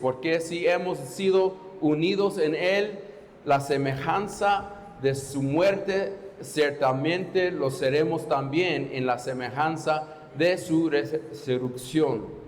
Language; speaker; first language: Spanish; non-native, fluent; English